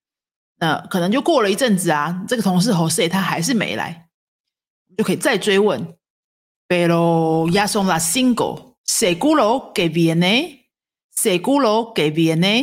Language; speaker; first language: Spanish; non-native, fluent; Chinese